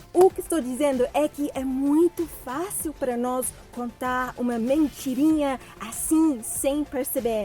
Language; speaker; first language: Portuguese; non-native, fluent; English